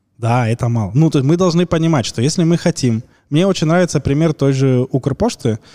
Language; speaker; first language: Russian; native; Russian